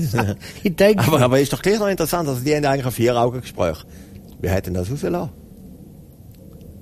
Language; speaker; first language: German; native; German